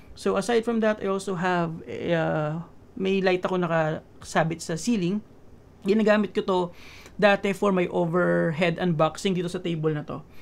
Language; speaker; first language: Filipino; native; Filipino